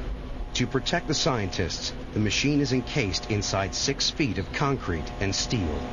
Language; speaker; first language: English; native; English